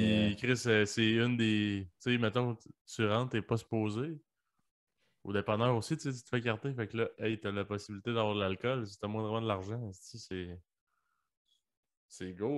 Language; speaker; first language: French; early bilingual, other home language; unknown